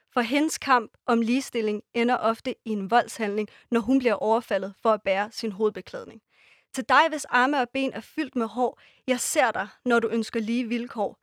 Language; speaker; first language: Danish; early bilingual, other home language; Persian